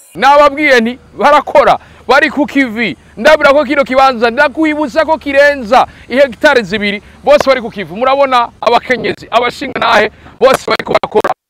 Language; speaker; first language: Rundi; native; Rundi